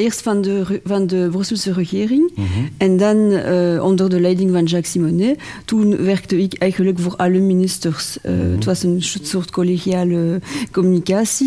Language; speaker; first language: Dutch; non-native, local second language; French